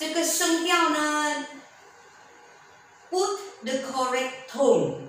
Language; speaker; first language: English; non-native, learner; Chinese